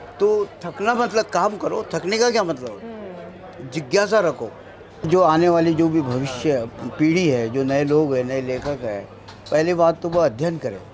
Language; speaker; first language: Hindi; non-native, local second language; Marathi